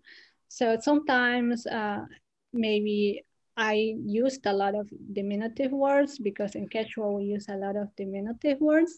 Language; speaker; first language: English; non-native, fluent; Quechua